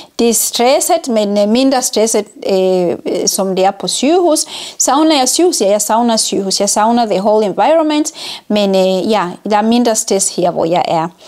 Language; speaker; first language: Danish; non-native, fluent; Ganda